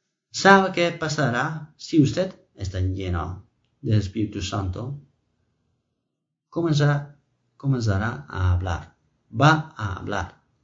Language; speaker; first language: Spanish; non-native, learner; Dutch